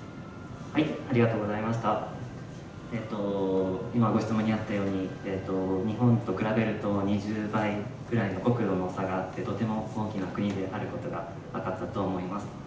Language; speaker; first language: Japanese; native; Japanese